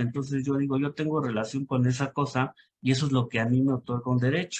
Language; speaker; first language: Spanish; native; Spanish